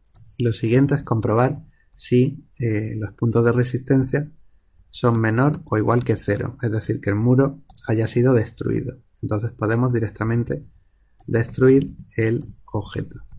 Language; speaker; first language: Spanish; native; Spanish